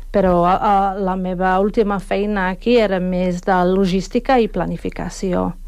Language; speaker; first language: Catalan; non-native, fluent; English